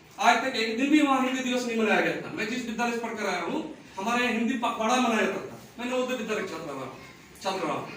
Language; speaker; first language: Hindi; native; Hindi